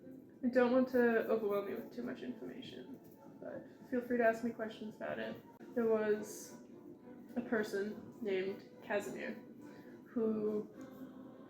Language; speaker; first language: English; native; English